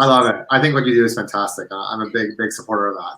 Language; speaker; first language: English; native; English